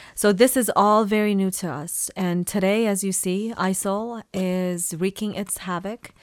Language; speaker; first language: English; non-native, fluent; Persian